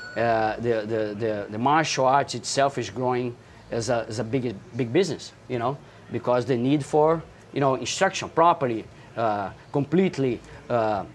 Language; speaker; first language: English; non-native, fluent; Portuguese